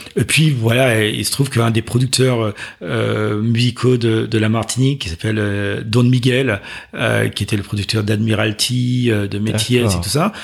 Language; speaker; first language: French; native; French